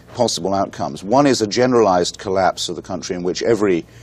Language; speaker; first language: English; native; English